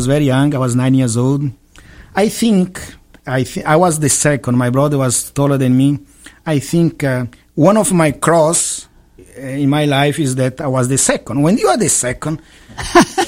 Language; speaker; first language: English; non-native, fluent; Portuguese